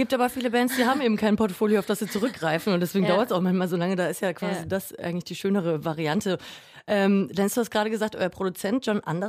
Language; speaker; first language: German; native; German